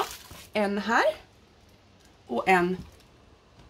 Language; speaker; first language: Swedish; native; Swedish